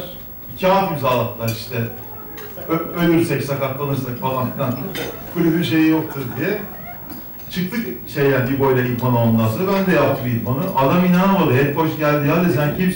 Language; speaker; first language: Turkish; native; Turkish